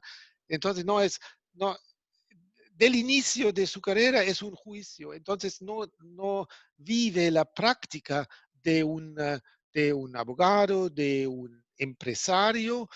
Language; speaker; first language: Spanish; non-native, fluent; German